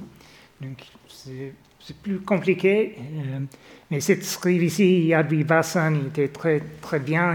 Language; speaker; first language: French; non-native, fluent; English